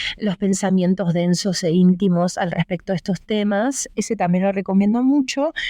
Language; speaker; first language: Spanish; early bilingual, other home language; Russian